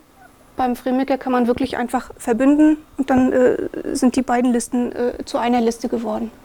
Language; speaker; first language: German; native; German